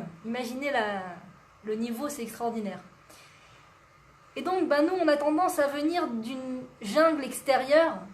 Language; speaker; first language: French; native; French